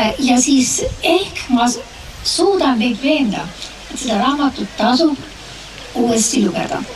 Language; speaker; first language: Estonian; early bilingual, heritage; Estonian